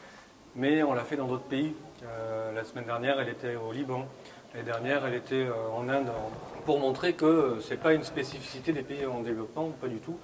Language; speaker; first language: French; native; French